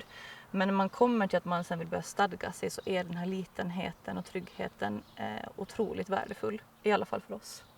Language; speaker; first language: Swedish; native; Swedish